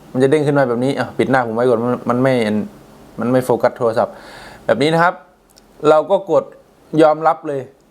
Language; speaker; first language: Thai; native; Thai